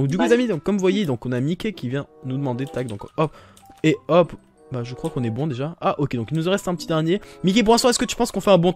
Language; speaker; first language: French; native; French